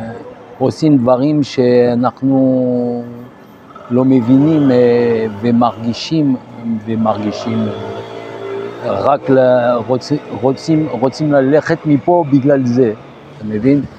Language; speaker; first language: Hebrew; non-native, fluent; French